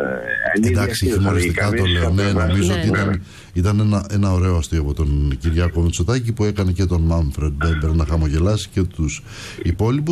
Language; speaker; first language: Greek; native; Greek